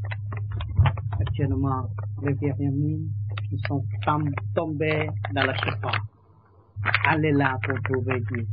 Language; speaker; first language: French; non-native, learner; Vietnamese